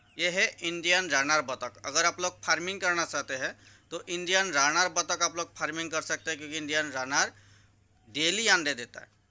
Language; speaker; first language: Hindi; non-native, local second language; Assamese